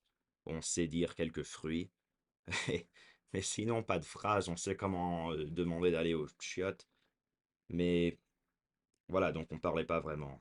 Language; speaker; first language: French; early bilingual, heritage; French